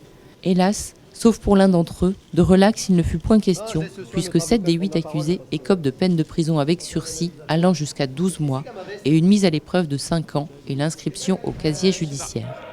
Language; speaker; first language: French; native; French